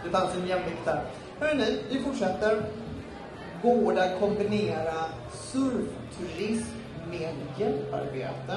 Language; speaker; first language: Swedish; native; Swedish